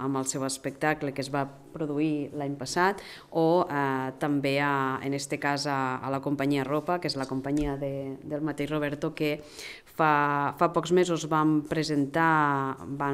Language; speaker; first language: Catalan; native; Catalan